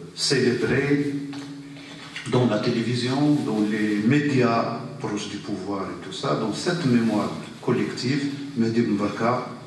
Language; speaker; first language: French; non-native, local second language; Arabic